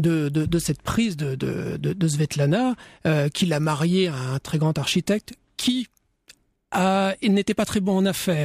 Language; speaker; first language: French; native; French